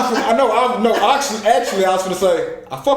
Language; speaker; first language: English; native; English